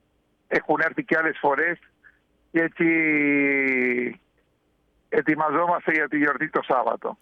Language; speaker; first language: Greek; early bilingual, heritage; Spanish